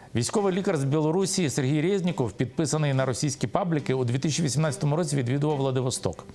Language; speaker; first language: Ukrainian; native; Ukrainian